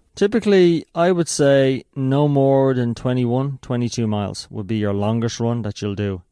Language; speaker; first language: English; native; English